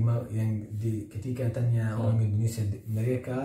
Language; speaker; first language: Indonesian; non-native, learner; Arabic